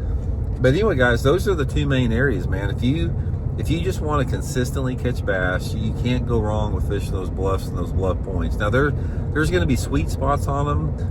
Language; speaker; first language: English; native; English